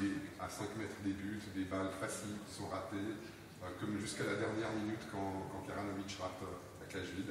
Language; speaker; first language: French; native; French